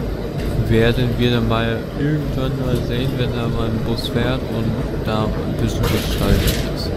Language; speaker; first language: German; native; German